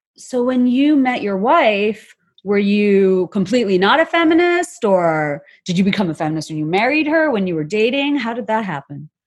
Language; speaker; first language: English; non-native, local second language; Bangla